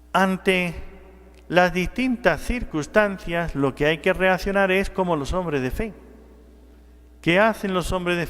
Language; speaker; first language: Spanish; native; Spanish